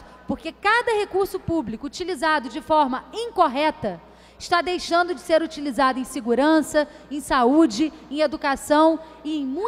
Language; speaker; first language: Portuguese; native; Portuguese